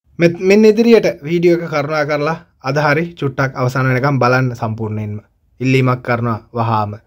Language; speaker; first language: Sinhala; non-native, local second language; Tamil